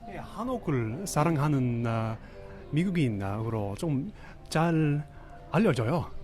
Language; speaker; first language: Korean; non-native, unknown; English